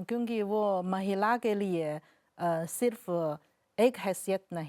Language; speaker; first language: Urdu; non-native, learner; Chinese